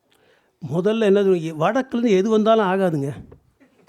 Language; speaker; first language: Tamil; native; Tamil